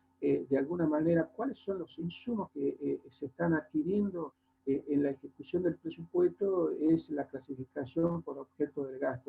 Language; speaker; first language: Spanish; native; Spanish